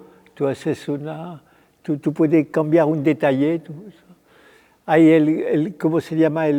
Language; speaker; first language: Spanish; non-native, fluent; French